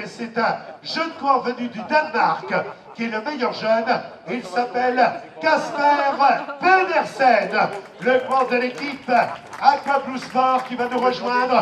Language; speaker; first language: French; native; French